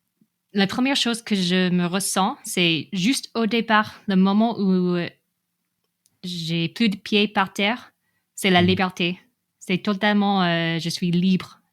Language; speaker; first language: French; non-native, fluent; English